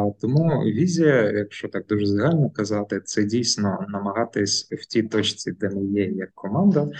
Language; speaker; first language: Ukrainian; non-native, local second language; Russian